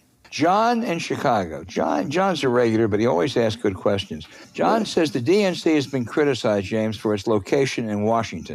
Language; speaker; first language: English; native; English